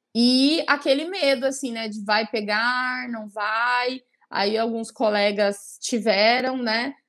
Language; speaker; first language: Portuguese; native; Portuguese